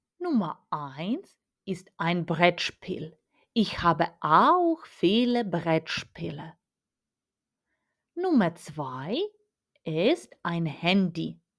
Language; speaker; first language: German; non-native, fluent; Ukrainian